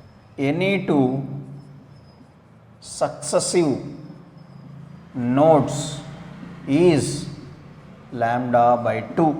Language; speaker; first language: English; non-native, local second language; Telugu